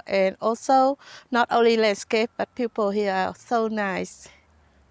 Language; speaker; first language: English; non-native, learner; Vietnamese